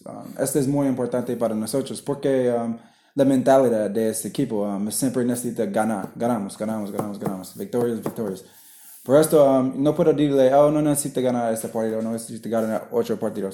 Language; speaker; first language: Spanish; non-native, learner; English